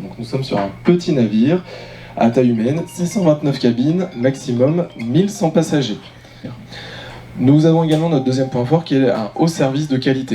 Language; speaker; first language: French; native; French